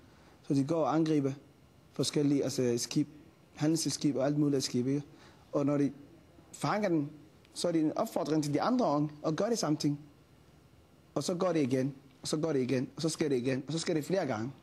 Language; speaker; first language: Danish; non-native, fluent; Somali